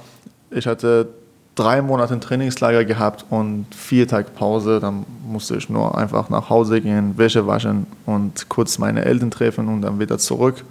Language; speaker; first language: German; non-native, fluent; Persian